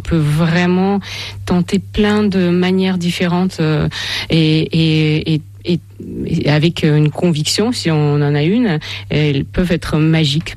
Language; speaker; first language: French; non-native, fluent; Russian